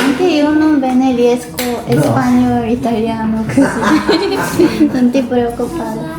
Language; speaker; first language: Italian; non-native, learner; Korean